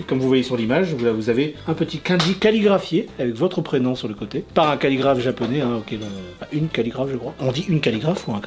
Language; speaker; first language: French; native; French